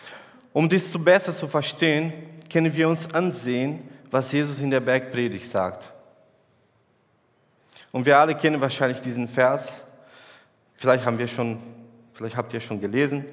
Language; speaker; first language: German; non-native, fluent; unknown